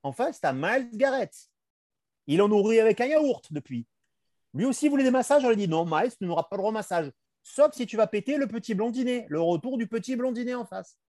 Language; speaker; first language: French; native; French